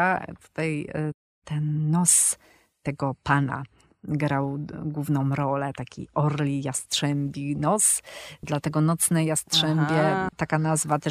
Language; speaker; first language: Polish; native; Polish